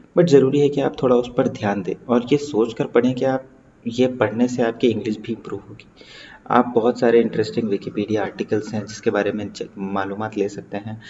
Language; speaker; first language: Urdu; native; Urdu